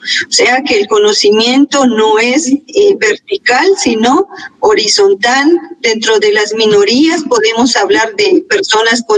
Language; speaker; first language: Spanish; native; Spanish